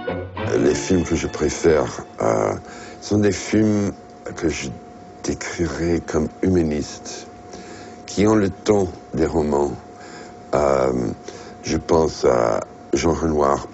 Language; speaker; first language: French; non-native, fluent; English